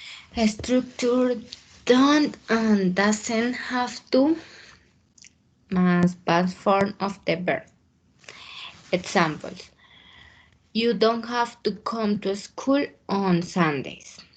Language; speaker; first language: English; non-native, learner; Spanish